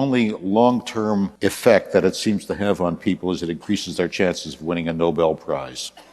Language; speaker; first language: English; native; English